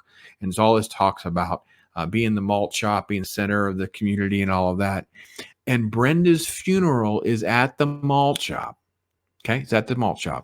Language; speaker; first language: English; native; English